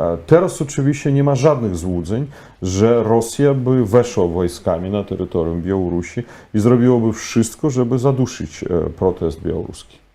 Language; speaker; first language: Polish; non-native, fluent; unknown